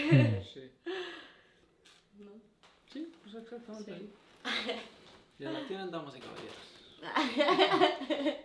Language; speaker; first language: Spanish; non-native, fluent; Icelandic